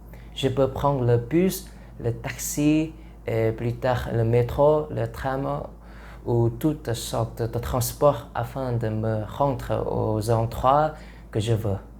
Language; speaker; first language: French; non-native, learner; Vietnamese